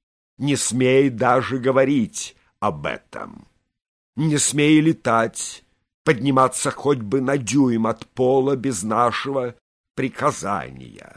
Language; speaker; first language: Russian; native; Russian